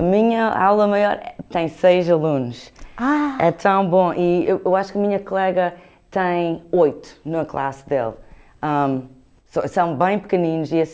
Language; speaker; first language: Portuguese; early bilingual, heritage; Portuguese